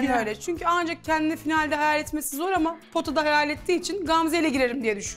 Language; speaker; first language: Turkish; native; Turkish